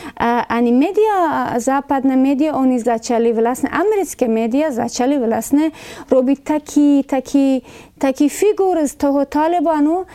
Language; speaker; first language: Slovak; non-native, fluent; Persian